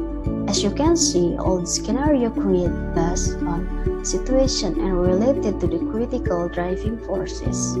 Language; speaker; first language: English; non-native, learner; Indonesian